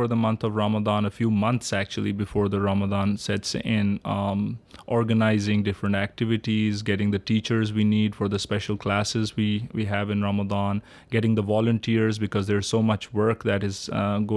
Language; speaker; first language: English; non-native, local second language; Urdu